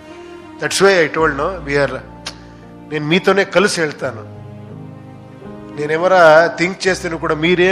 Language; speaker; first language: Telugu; non-native, fluent; Kannada